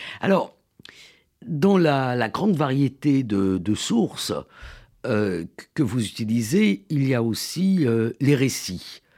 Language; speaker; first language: French; native; French